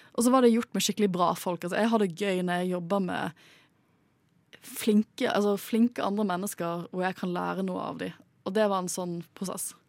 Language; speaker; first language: Norwegian; native; Norwegian